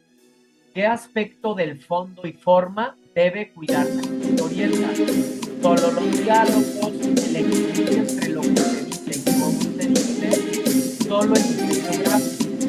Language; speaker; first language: Spanish; native; Spanish